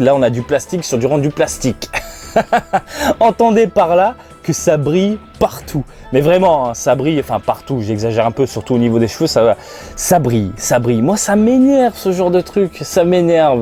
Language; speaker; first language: French; native; French